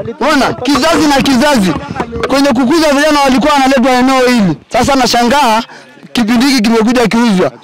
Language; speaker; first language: Swahili; non-native, local second language; Masai